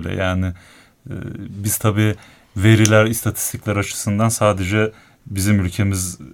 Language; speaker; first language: Turkish; native; Turkish